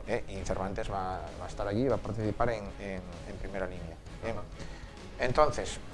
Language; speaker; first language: Spanish; native; Spanish